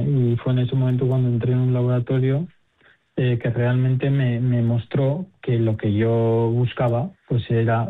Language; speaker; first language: Spanish; native; Spanish